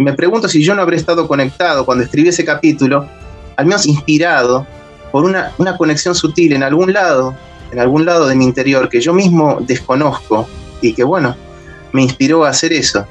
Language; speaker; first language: Spanish; native; Spanish